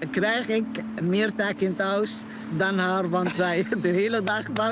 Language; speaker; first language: Dutch; non-native, learner; Arabic